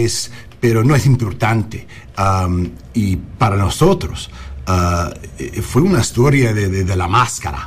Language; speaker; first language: Spanish; non-native, learner; English